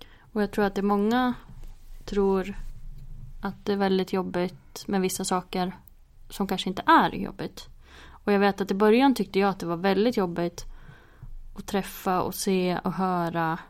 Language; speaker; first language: Swedish; native; Swedish